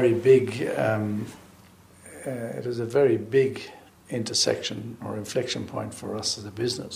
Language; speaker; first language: English; native; English